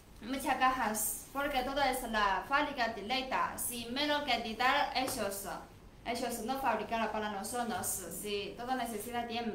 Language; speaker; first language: Spanish; non-native, learner; Chinese